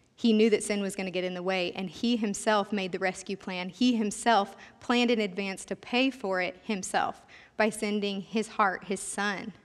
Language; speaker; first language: English; native; English